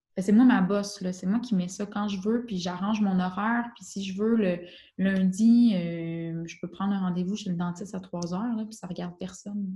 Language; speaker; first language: French; native; French